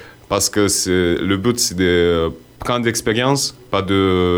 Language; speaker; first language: French; non-native, fluent; Romanian